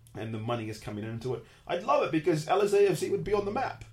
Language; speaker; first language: English; native; English